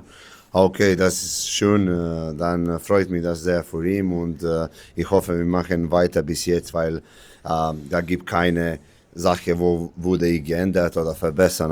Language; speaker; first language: German; non-native, learner; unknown